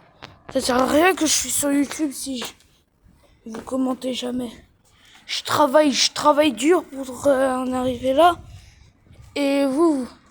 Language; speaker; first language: French; early bilingual, other home language; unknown